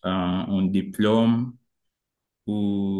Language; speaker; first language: French; non-native, learner; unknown